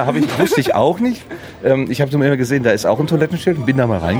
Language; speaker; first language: German; native; German